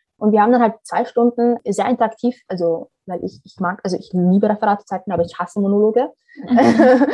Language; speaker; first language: German; early bilingual, other home language; Somali